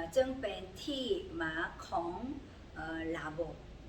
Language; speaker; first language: Thai; non-native, learner; Korean